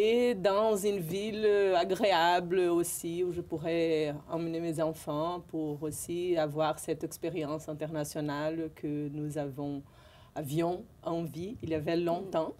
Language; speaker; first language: French; non-native, fluent; Portuguese